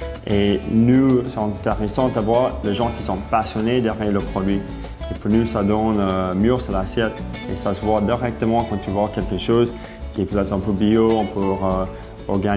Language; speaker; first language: French; non-native, fluent; English